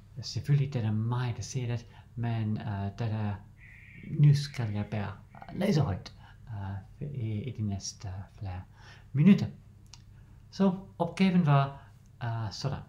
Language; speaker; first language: Danish; non-native, learner; English